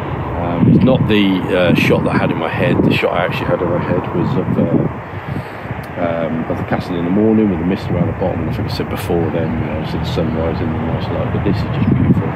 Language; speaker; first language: English; native; English